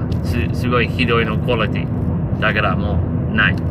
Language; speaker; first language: Japanese; non-native, learner; English